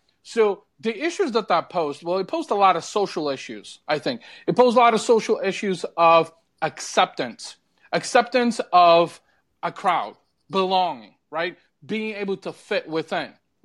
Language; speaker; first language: English; early bilingual, other home language; Bulgarian